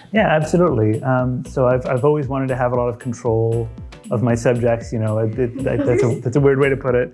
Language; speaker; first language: English; native; English